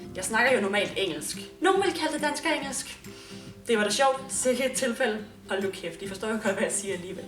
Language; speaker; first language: Danish; native; Danish